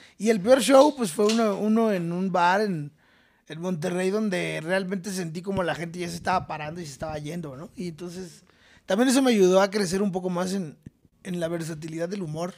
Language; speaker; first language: Spanish; native; Spanish